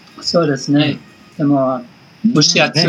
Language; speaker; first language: Japanese; non-native, learner; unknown